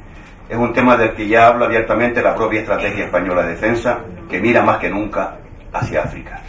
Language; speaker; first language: Spanish; native; Spanish